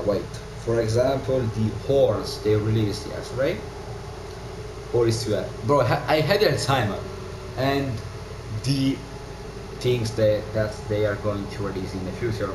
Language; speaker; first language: English; non-native, learner; Italian